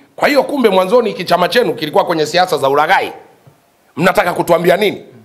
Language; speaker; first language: Swahili; native; Swahili